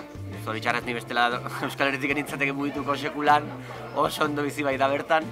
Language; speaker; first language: Basque; native; Basque